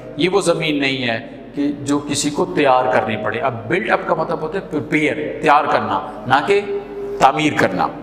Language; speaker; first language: Urdu; non-native, local second language; Punjabi